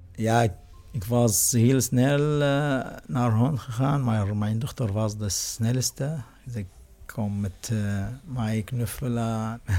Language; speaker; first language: Dutch; non-native, learner; Arabic